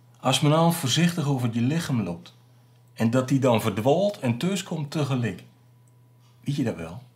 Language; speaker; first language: Dutch; native; Dutch